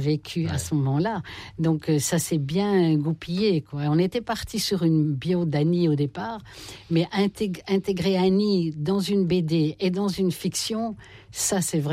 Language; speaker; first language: French; native; French